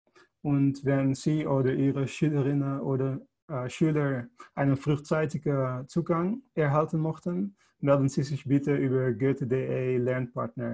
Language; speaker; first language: German; non-native, fluent; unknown